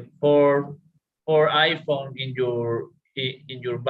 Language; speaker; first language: English; non-native, learner; Spanish